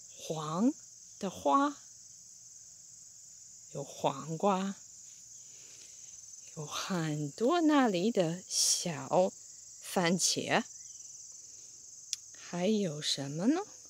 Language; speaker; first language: Chinese; non-native, fluent; English